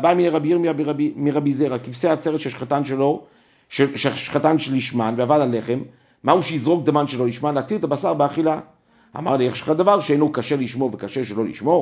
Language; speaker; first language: Hebrew; native; Hebrew